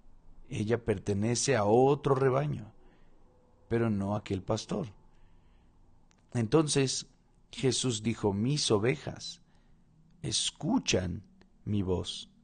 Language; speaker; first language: Spanish; non-native, fluent; Portuguese